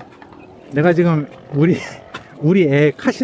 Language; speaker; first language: Korean; native; Korean